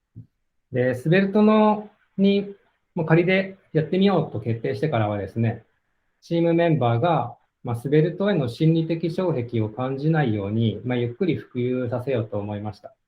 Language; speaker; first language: Japanese; native; Japanese